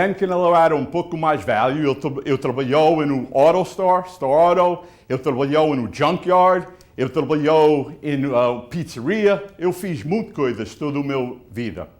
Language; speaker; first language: Portuguese; early bilingual, heritage; Portuguese